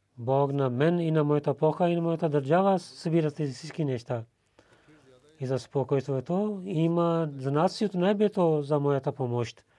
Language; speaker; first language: Bulgarian; non-native, learner; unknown